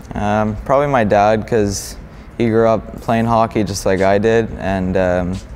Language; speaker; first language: English; native; English